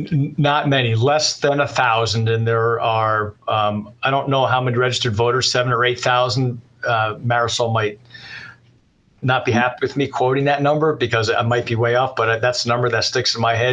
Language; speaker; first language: English; native; English